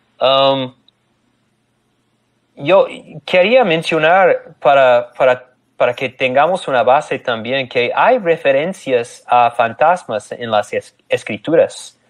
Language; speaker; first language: Spanish; non-native, fluent; English